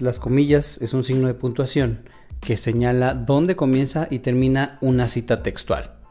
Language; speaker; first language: Spanish; native; Spanish